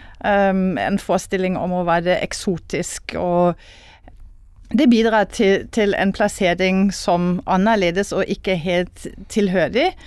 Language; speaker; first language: Norwegian; non-native, fluent; German